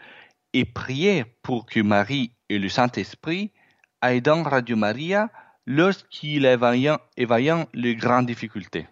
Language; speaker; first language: French; non-native, fluent; Italian